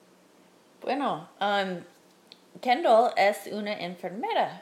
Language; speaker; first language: Spanish; non-native, fluent; English